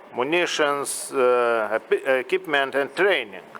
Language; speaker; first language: English; non-native, fluent; Lithuanian